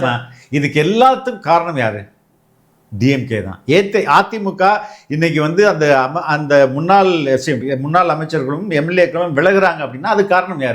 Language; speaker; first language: Tamil; native; Tamil